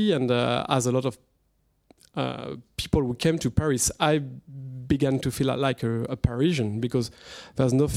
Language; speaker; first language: English; non-native, fluent; French